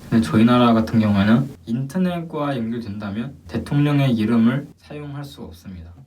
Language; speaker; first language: Korean; non-native, fluent; Chinese